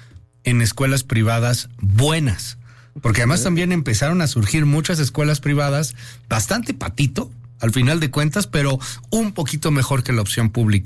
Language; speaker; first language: Spanish; native; Spanish